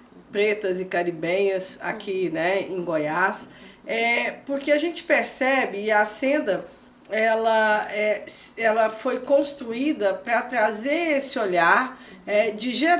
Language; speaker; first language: Portuguese; native; Portuguese